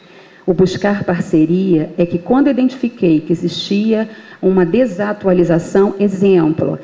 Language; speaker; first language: Portuguese; native; Portuguese